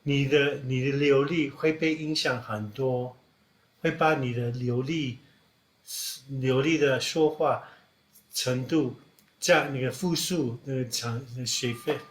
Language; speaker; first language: Chinese; non-native, fluent; English